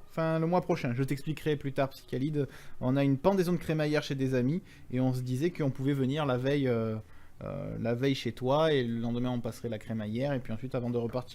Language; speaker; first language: French; native; French